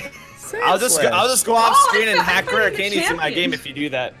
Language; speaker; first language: English; native; English